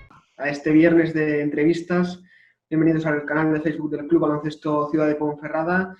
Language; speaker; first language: Spanish; native; Spanish